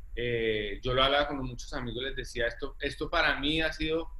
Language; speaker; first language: Spanish; native; Spanish